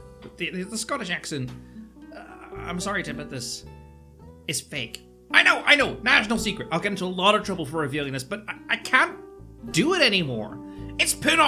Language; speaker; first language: English; native; English